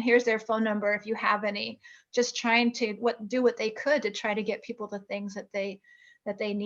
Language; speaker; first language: English; native; English